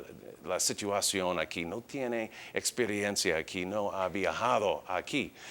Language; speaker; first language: Spanish; early bilingual, heritage; English